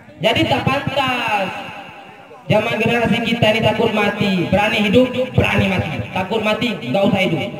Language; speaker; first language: Indonesian; non-native, local second language; Achinese